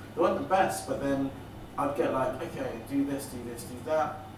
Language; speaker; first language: English; native; English